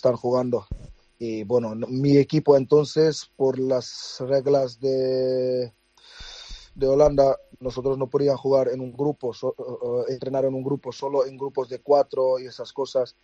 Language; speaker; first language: Spanish; non-native, fluent; Dutch